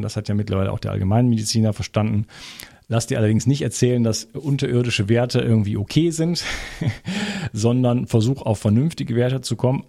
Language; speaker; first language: German; native; German